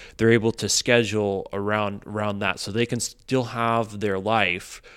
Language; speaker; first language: English; native; English